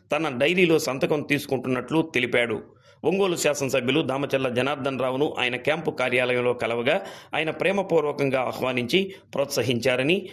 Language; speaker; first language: Telugu; native; Telugu